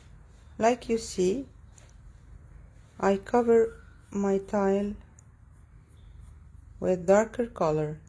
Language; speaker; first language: English; non-native, fluent; Arabic